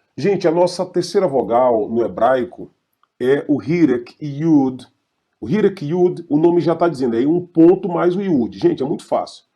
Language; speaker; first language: Portuguese; native; Portuguese